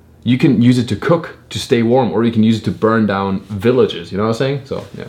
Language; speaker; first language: English; non-native, fluent; German